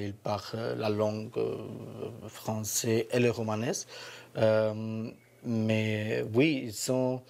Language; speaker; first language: French; non-native, fluent; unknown